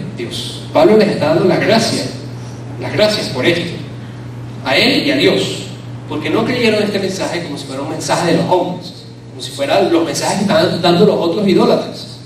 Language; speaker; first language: Spanish; native; Spanish